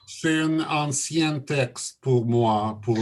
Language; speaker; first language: French; non-native, learner; Russian